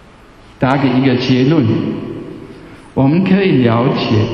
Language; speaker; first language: Chinese; non-native, fluent; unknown